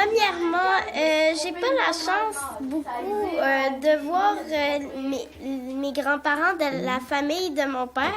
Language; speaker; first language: French; early bilingual, other home language; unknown